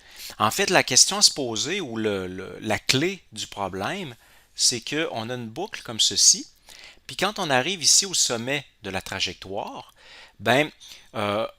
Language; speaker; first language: French; native; French